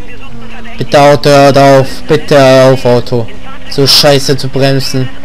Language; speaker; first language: German; native; German